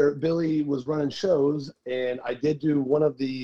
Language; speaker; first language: English; native; English